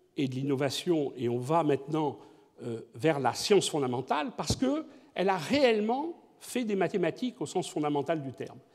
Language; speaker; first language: French; native; French